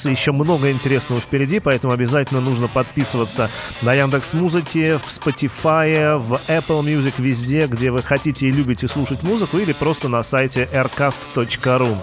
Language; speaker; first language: Russian; native; Russian